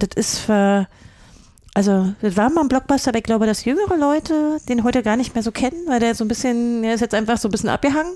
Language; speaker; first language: German; native; German